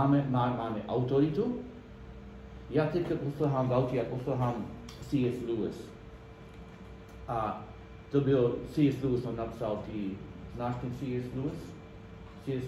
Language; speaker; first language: Czech; non-native, learner; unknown